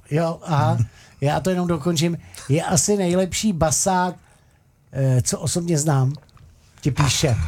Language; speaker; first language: Czech; native; Czech